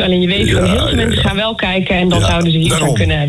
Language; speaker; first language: Dutch; native; Dutch